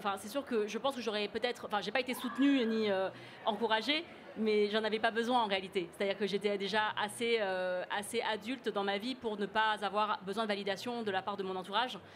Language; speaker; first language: French; early bilingual, other home language; Cantonese